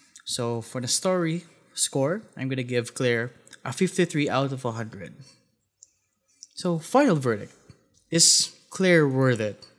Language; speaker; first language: English; non-native, fluent; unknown